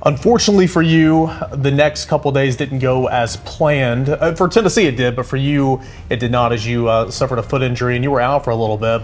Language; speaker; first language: English; native; English